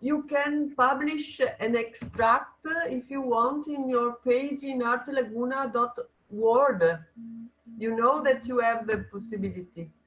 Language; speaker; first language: English; non-native, learner; Italian